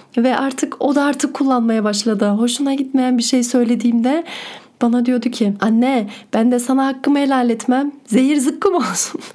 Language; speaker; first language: Turkish; early bilingual, heritage; Turkish